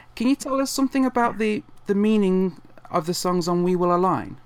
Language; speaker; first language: English; native; English